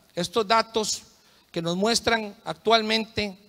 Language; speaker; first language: Spanish; native; Spanish